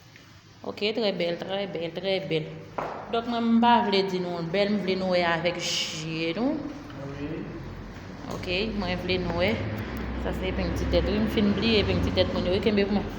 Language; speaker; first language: French; non-native, learner; Haitian Creole